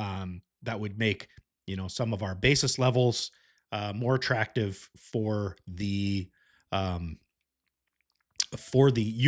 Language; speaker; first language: English; native; English